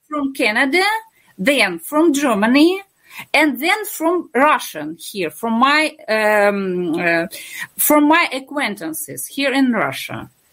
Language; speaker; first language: English; non-native, fluent; Russian